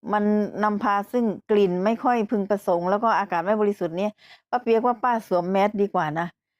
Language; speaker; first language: Thai; native; Thai